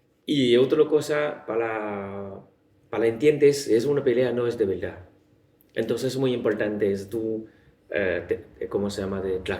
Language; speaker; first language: Spanish; non-native, learner; Chinese